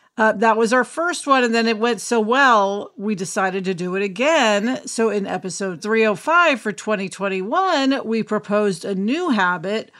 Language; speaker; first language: English; native; English